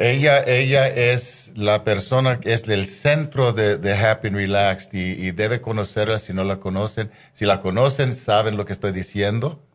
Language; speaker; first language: Spanish; non-native, fluent; English